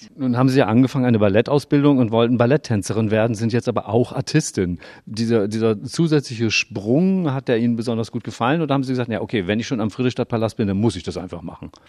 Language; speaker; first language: German; native; German